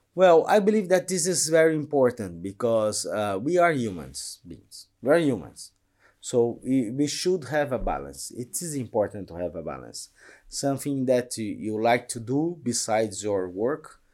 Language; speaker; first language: English; non-native, fluent; Portuguese